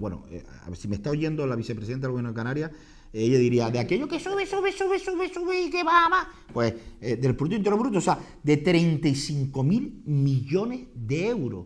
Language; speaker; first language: Spanish; native; Spanish